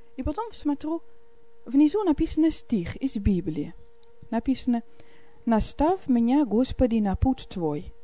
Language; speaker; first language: Russian; non-native, fluent; Dutch